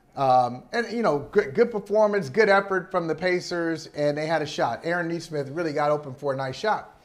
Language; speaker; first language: English; native; English